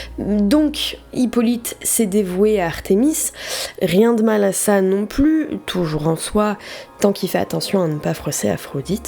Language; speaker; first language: French; native; French